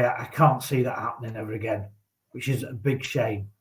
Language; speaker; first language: English; native; English